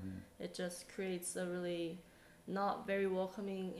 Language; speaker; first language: English; native; English